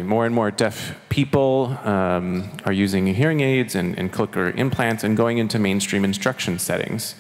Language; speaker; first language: English; non-native, fluent; Chinese